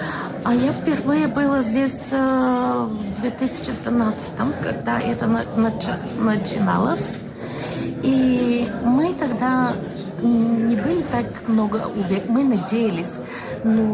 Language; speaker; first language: Russian; non-native, learner; Bulgarian